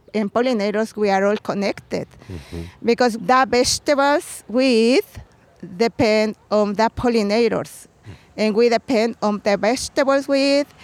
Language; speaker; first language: English; non-native, fluent; Spanish